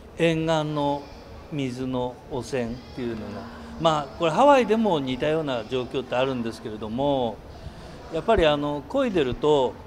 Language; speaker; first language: Japanese; native; Japanese